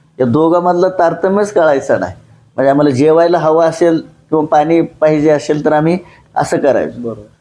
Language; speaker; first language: Marathi; non-native, local second language; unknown